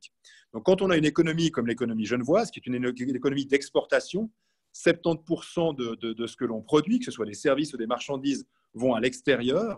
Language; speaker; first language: French; native; French